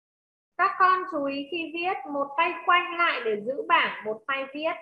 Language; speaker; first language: Vietnamese; native; Vietnamese